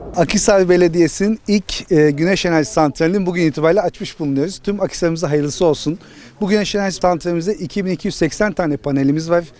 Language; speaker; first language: Turkish; native; Turkish